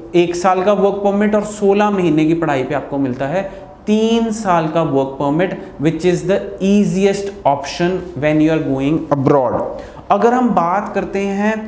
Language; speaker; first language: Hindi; non-native, local second language; Punjabi